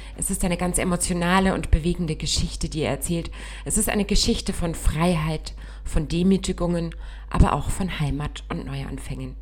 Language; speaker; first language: German; native; German